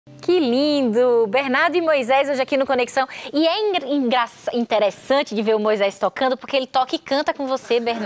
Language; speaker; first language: Portuguese; native; Portuguese